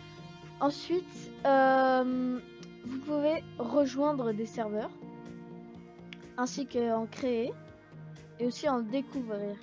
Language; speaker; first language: French; native; French